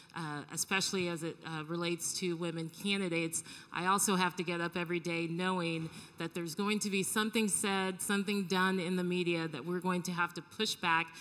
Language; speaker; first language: English; native; English